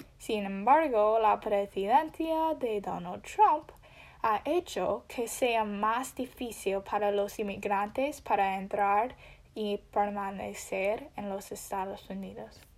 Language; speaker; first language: Spanish; non-native, learner; English